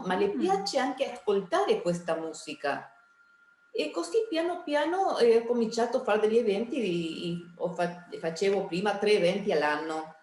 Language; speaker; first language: Italian; early bilingual, heritage; Spanish